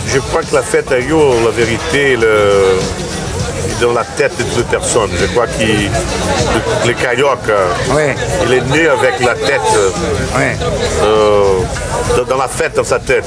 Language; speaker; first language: French; non-native, fluent; Portuguese